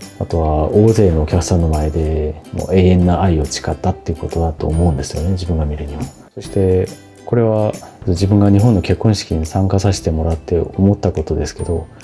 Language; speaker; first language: Japanese; non-native, fluent; Korean